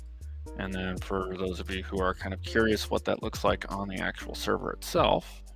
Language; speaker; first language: English; native; English